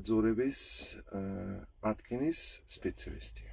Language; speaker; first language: Georgian; non-native, learner; German